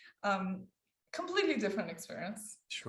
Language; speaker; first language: English; early bilingual, other home language; Persian